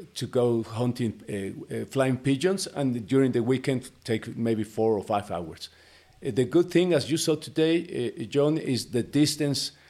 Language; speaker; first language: English; non-native, fluent; Spanish